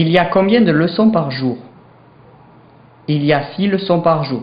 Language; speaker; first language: French; non-native, learner; English